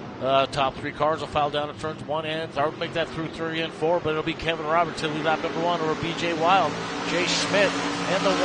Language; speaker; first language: English; native; English